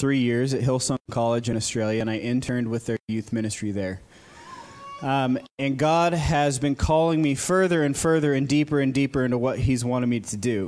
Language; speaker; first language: English; native; English